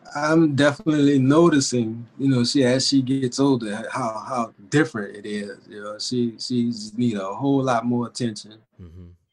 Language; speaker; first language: English; native; English